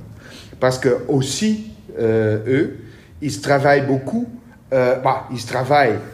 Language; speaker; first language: French; non-native, learner; Dutch